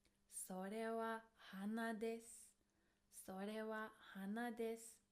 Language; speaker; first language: Japanese; non-native, fluent; English